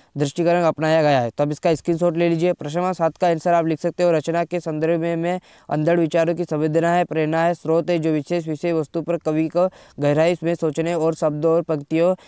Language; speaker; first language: Hindi; native; Hindi